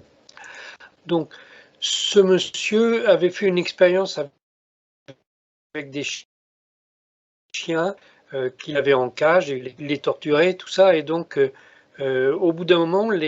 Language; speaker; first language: French; native; French